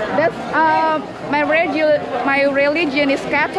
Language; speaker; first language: English; non-native, learner; Indonesian